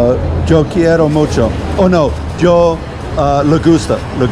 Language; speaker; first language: Spanish; non-native, learner; English